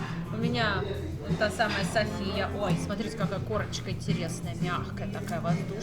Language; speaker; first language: Russian; native; Russian